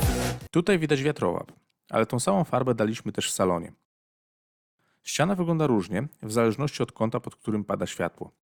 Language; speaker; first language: Polish; native; Polish